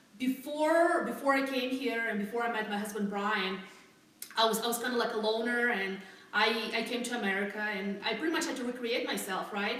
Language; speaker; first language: English; non-native, fluent; Russian